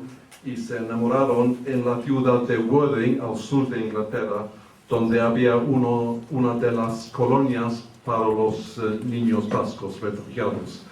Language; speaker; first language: Spanish; early bilingual, heritage; English